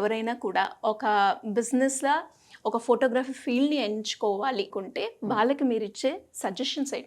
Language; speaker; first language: Telugu; native; Telugu